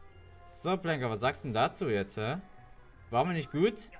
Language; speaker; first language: German; native; German